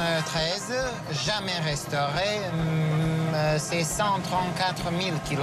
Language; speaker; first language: French; non-native, fluent; Serbian